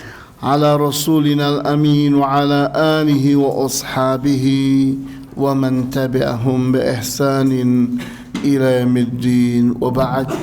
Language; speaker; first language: Arabic; non-native, fluent; Indonesian